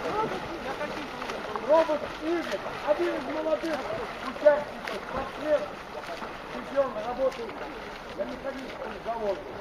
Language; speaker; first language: Russian; native; Russian